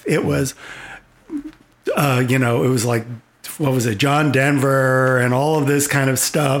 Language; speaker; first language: English; native; English